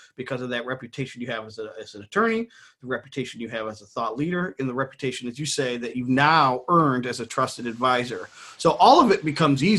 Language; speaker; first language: English; native; English